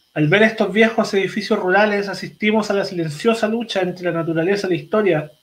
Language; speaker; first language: Spanish; native; Spanish